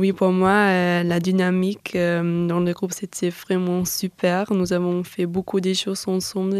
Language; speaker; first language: French; non-native, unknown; German